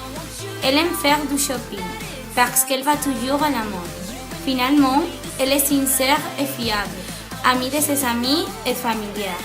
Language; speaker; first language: French; non-native, learner; Spanish